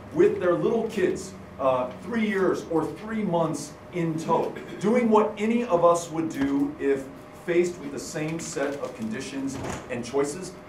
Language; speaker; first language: English; native; English